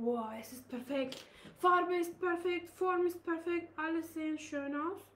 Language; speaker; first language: German; non-native, learner; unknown